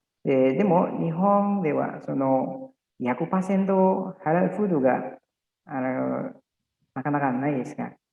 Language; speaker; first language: Japanese; non-native, learner; Indonesian